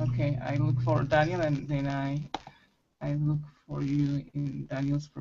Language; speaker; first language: English; non-native, learner; Spanish